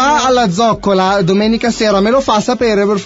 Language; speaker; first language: Italian; native; Italian